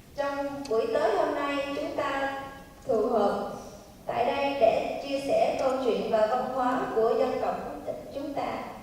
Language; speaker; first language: Vietnamese; early bilingual, heritage; Vietnamese